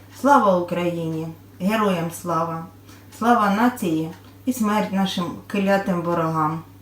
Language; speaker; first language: Ukrainian; native; Ukrainian